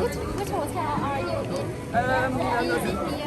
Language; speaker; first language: English; non-native, learner; Vietnamese